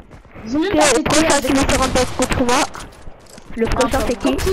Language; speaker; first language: French; native; French